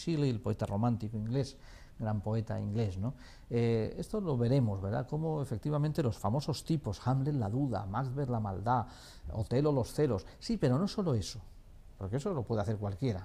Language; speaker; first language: Spanish; native; Spanish